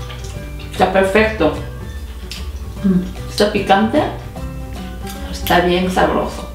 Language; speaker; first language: Spanish; non-native, fluent; Korean